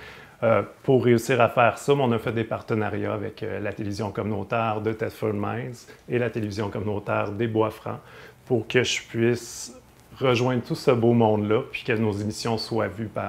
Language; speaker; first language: French; native; French